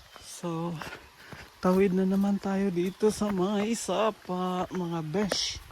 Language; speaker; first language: Filipino; non-native, local second language; Cebuano